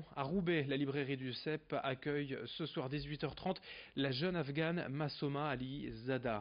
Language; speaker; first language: French; native; French